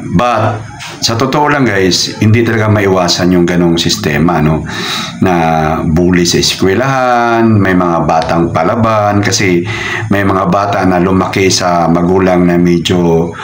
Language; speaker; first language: Filipino; non-native, local second language; Cebuano